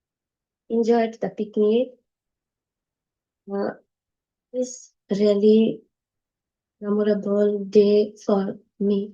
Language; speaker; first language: English; non-native, learner; Bangla